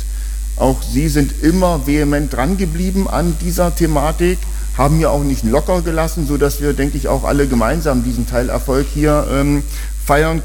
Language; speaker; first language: German; native; German